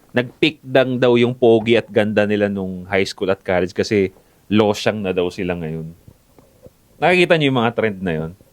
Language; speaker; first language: Filipino; native; Filipino